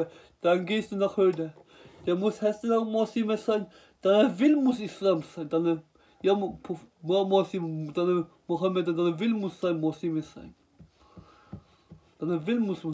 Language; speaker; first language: German; non-native, learner; Turkish